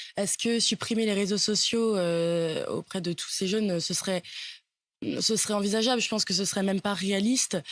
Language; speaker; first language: French; native; French